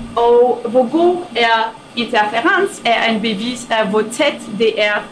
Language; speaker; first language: Danish; non-native, fluent; French